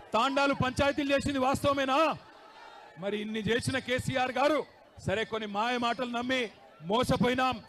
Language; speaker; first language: Telugu; native; Telugu